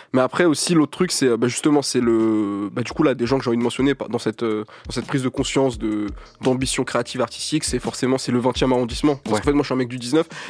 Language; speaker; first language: French; native; French